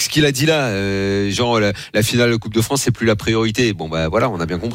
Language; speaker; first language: French; native; French